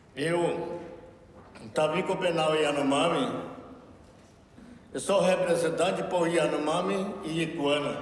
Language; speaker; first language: Portuguese; non-native, local second language; Yanomámi